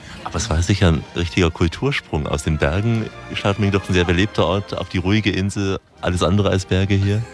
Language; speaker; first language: German; native; German